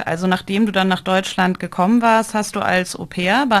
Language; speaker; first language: German; native; German